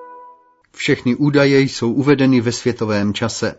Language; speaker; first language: Czech; native; Czech